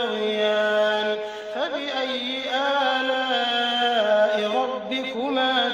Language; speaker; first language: Arabic; native; Arabic